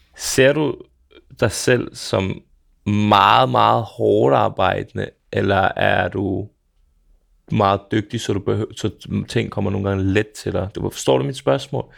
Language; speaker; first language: Danish; early bilingual, other home language; Serbian